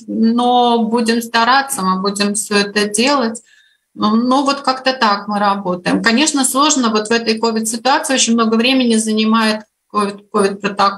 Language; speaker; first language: Russian; native; Russian